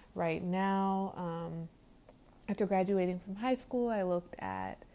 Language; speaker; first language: English; native; English